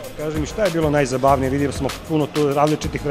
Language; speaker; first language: Serbian; native; Serbian